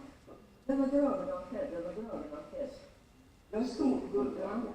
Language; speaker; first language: Swedish; non-native, fluent; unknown